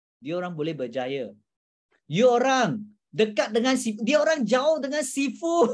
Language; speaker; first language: Malay; non-native, local second language; Chinese